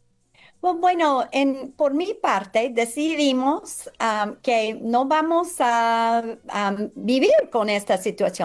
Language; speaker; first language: Spanish; early bilingual, heritage; English